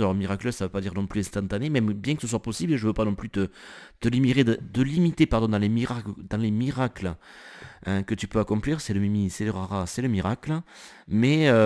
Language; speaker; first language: French; native; French